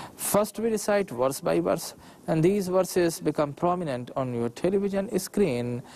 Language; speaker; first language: English; non-native, local second language; Urdu